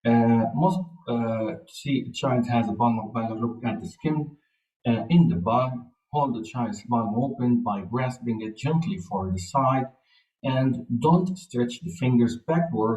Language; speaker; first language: English; non-native, fluent; Arabic